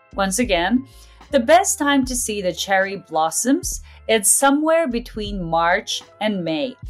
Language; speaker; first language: English; non-native, fluent; Japanese